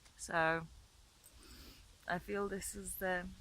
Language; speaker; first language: English; non-native, fluent; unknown